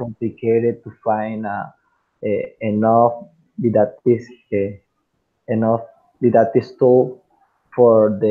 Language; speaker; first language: English; non-native, fluent; Spanish